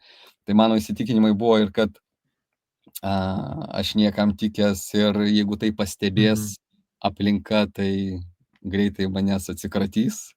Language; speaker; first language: Lithuanian; native; Lithuanian